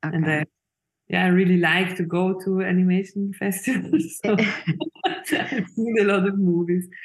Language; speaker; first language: English; non-native, fluent; Swiss German